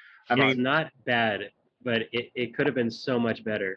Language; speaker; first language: English; native; English